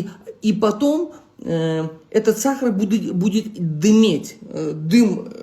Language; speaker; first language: Russian; non-native, local second language; Uzbek